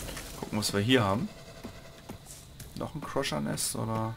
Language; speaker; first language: German; native; German